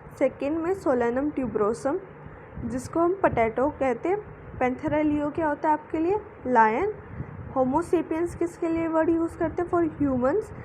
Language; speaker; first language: Hindi; native; Hindi